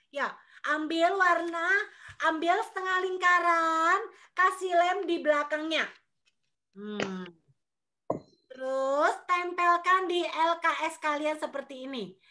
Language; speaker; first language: Indonesian; native; Indonesian